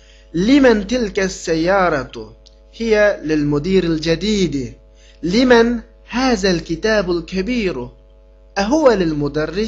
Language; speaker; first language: Arabic; non-native, fluent; Uyghur